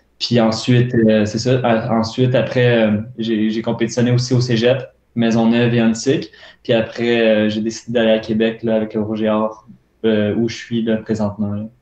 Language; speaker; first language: French; native; French